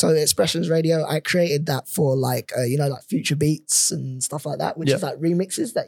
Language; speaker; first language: English; native; English